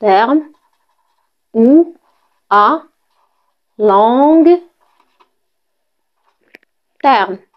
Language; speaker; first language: French; non-native, local second language; Arabic